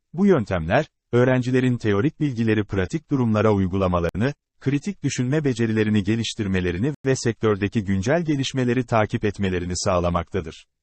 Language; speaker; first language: Turkish; native; Turkish